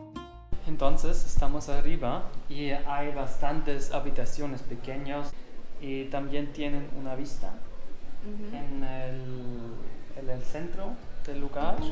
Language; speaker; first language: Spanish; non-native, learner; German